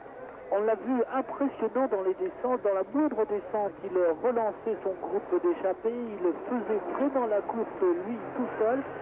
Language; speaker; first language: French; native; French